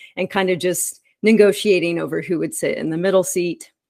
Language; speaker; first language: English; native; English